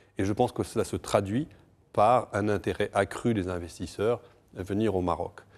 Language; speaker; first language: French; non-native, fluent; Portuguese